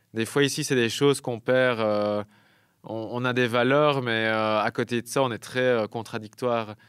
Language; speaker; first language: French; native; French